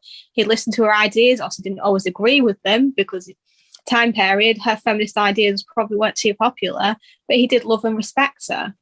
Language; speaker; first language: English; native; English